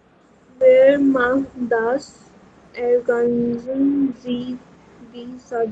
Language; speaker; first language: German; non-native, learner; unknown